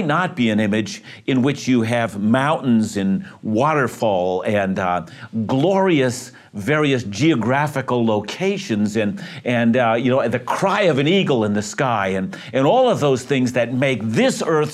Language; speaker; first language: English; native; English